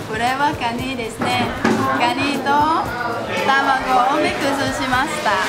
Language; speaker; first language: Japanese; non-native, fluent; Vietnamese